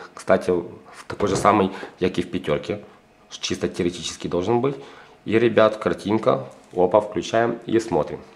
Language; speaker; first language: Russian; non-native, local second language; Ukrainian